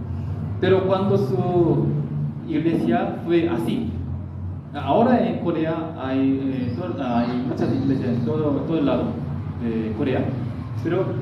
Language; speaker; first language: Spanish; non-native, learner; Korean